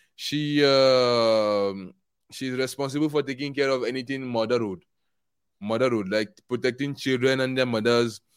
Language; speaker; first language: English; non-native, local second language; Igbo